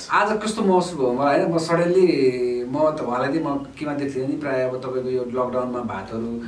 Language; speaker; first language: Nepali; native; Nepali